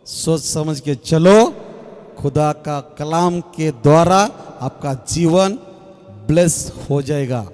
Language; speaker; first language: Hindi; non-native, local second language; Marathi